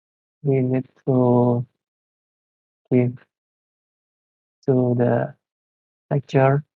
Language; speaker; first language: English; non-native, learner; Indonesian